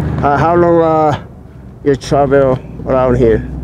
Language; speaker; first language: English; non-native, learner; Korean